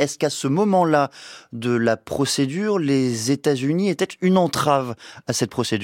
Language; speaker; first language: French; native; French